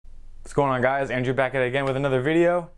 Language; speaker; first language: English; native; English